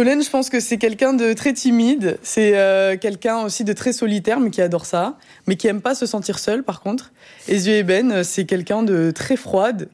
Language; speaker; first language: French; native; French